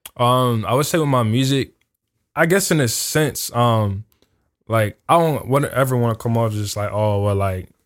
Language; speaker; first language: English; native; English